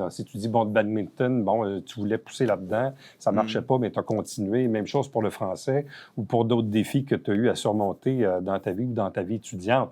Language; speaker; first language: French; native; French